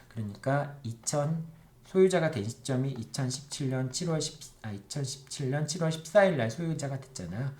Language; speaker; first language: Korean; native; Korean